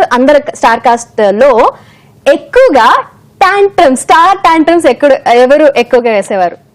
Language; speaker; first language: Telugu; native; Telugu